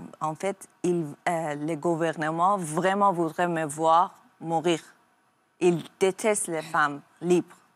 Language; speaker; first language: French; non-native, learner; Persian